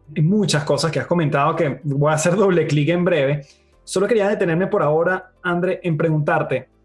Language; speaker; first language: Spanish; native; Spanish